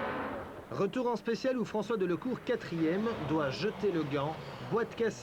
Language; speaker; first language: French; native; French